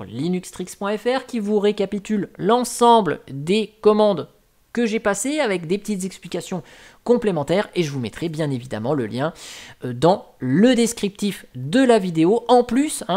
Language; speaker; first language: French; native; French